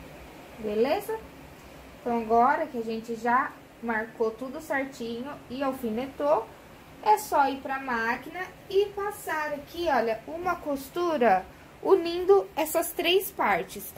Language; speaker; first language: Portuguese; native; Portuguese